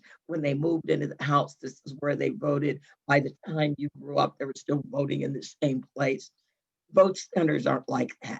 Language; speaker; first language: English; native; English